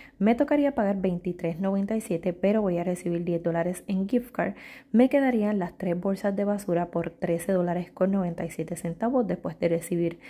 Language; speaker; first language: Spanish; native; Spanish